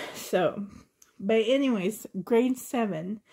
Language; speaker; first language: English; native; English